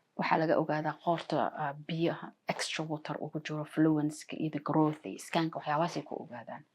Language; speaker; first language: Somali; early bilingual, heritage; Somali